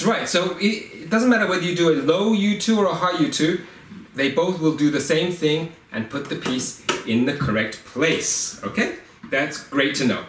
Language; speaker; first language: English; native; English